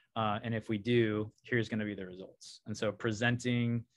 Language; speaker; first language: English; native; English